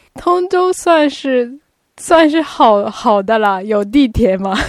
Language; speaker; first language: Chinese; non-native, fluent; Japanese